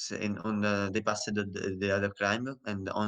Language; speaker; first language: English; non-native, learner; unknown